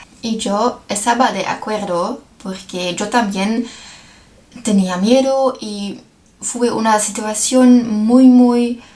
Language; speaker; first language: Spanish; non-native, learner; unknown